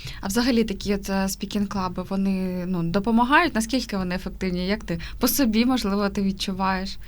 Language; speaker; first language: Ukrainian; native; Ukrainian